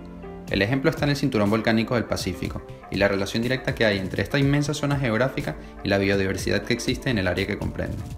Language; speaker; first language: Spanish; native; Spanish